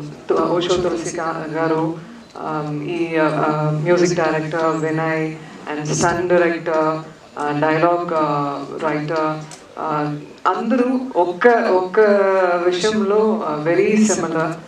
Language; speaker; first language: Telugu; non-native, learner; Tamil